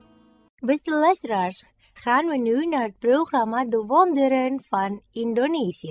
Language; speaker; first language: Dutch; non-native, fluent; Indonesian